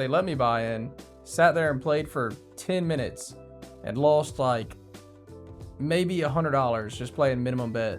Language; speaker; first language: English; native; English